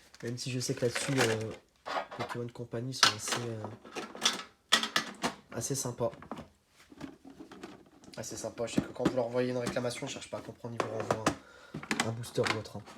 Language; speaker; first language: French; native; French